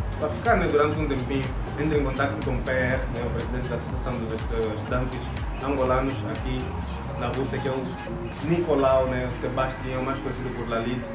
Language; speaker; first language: Portuguese; native; Portuguese